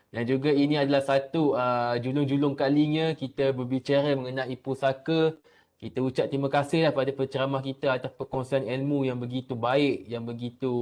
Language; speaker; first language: Malay; native; Malay